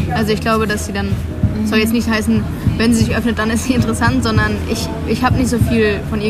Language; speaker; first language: German; native; German